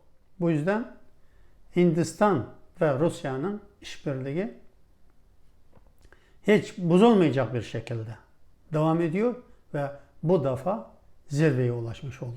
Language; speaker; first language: Turkish; non-native, fluent; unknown